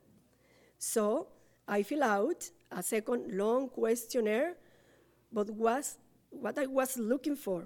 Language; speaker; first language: English; non-native, learner; Spanish